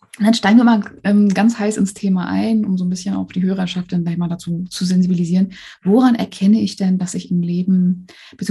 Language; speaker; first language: German; native; German